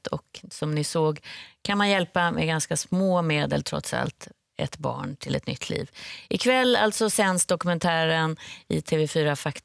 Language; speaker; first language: Swedish; native; Swedish